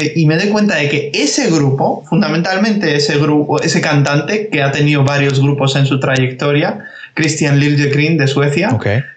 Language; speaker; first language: Spanish; early bilingual, other home language; Georgian